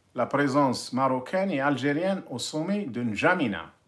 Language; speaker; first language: French; non-native, local second language; Arabic